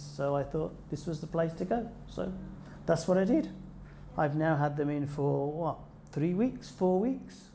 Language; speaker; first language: English; native; English